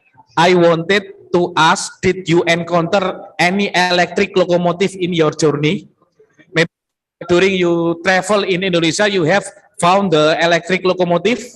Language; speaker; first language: English; non-native, learner; Indonesian